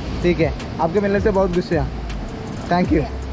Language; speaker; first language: Hindi; non-native, local second language; Malayalam